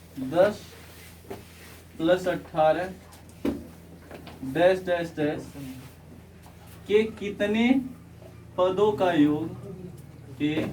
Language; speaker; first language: Hindi; native; Hindi